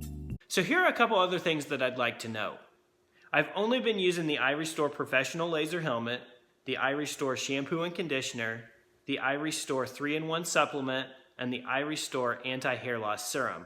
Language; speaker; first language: English; native; English